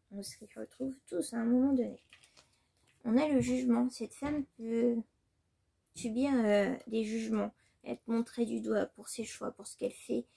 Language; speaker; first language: French; native; French